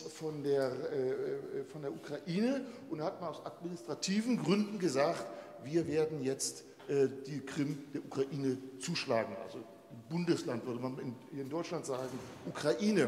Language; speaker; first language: German; native; German